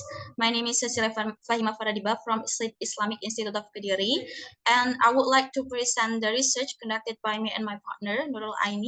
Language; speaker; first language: English; non-native, learner; Indonesian